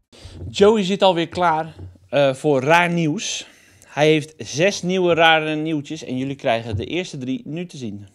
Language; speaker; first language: Dutch; native; Dutch